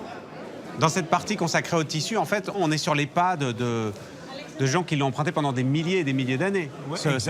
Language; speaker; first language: French; native; French